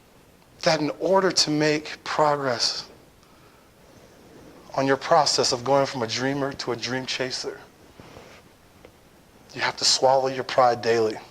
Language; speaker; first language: English; native; English